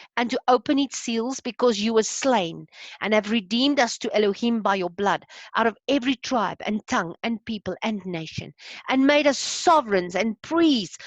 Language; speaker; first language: English; non-native, local second language; Afrikaans